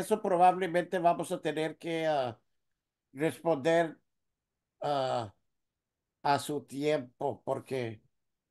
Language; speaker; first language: Spanish; early bilingual, heritage; Spanish